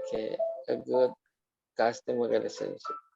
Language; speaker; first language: English; non-native, learner; Malay